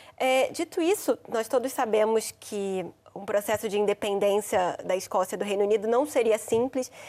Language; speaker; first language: Portuguese; native; Portuguese